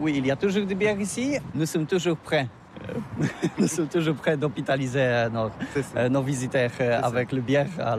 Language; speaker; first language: French; non-native, learner; Polish